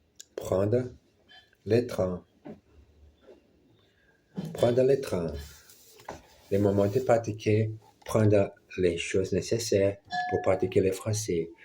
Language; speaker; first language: French; non-native, learner; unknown